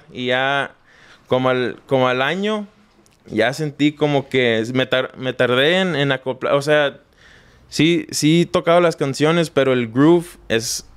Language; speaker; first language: Spanish; native; Spanish